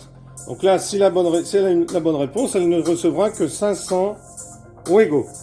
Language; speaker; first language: French; native; French